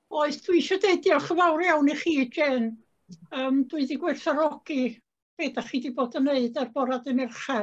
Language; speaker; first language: Welsh; native; Welsh